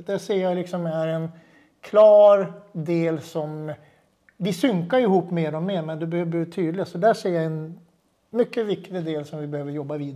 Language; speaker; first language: Swedish; native; Swedish